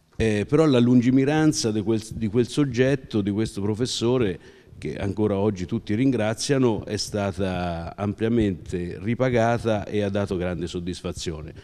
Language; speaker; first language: Italian; native; Italian